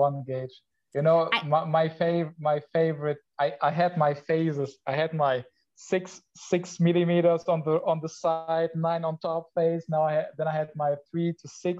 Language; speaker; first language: English; non-native, fluent; Polish